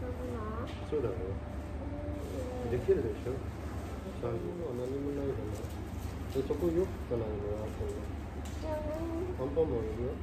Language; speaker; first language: Japanese; early bilingual, other home language; Hindi